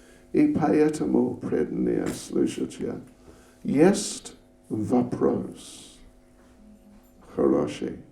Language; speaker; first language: Russian; non-native, learner; English